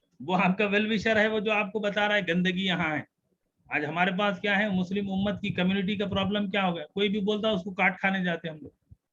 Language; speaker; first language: Urdu; native; Urdu